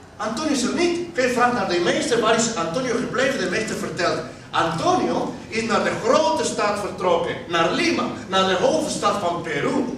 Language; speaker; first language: Dutch; non-native, fluent; Spanish